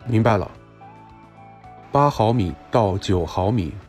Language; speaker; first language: Chinese; native; Chinese